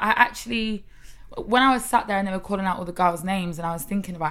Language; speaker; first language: English; native; English